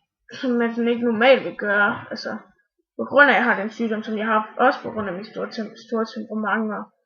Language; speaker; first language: Danish; native; Danish